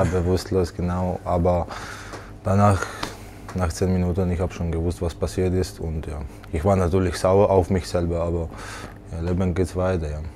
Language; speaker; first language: German; non-native, learner; Slovak